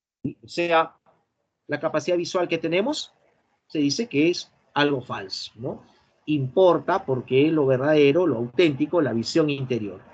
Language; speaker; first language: Spanish; native; Spanish